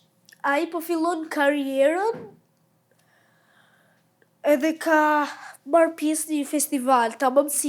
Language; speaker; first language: Albanian; early bilingual, heritage; Albanian